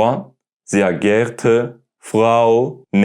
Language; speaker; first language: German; non-native, learner; Turkish